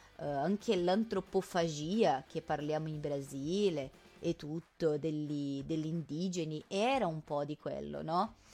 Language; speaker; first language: Italian; non-native, fluent; Portuguese